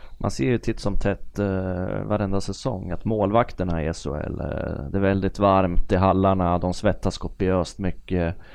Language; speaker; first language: Swedish; native; Swedish